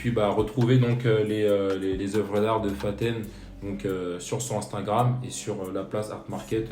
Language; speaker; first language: French; native; French